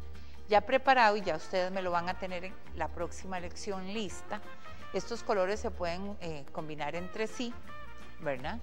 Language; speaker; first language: Spanish; native; Spanish